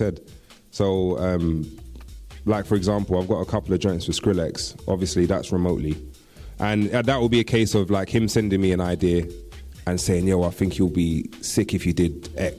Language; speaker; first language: English; native; English